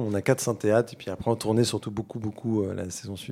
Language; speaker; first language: French; native; French